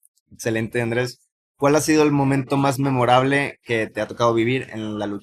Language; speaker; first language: Spanish; native; Spanish